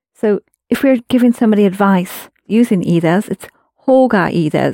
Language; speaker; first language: Japanese; non-native, fluent; English